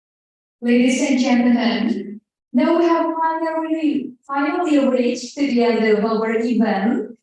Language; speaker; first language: English; non-native, fluent; Indonesian